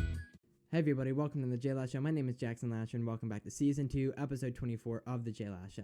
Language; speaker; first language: English; native; English